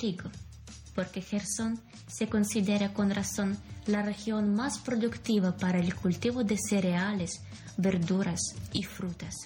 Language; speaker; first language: Spanish; non-native, fluent; Ukrainian